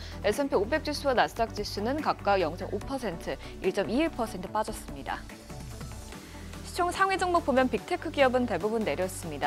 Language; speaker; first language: Korean; native; Korean